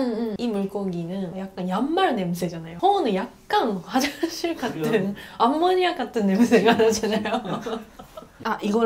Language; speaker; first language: Korean; non-native, fluent; Japanese